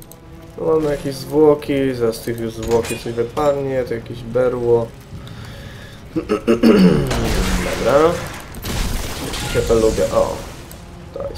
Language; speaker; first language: Polish; native; Polish